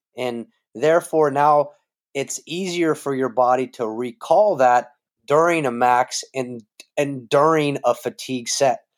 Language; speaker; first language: English; native; English